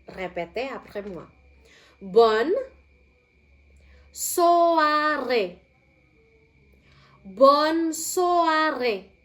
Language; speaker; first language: French; non-native, fluent; Indonesian